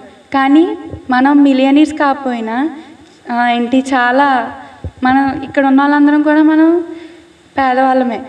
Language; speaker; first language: Telugu; native; Telugu